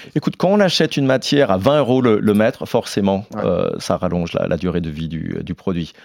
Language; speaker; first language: French; non-native, fluent; English